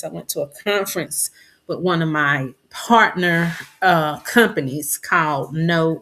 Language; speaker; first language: English; native; English